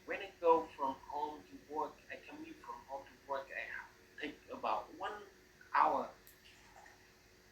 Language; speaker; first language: English; non-native, learner; Vietnamese